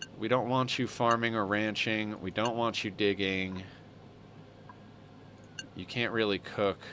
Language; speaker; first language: English; native; English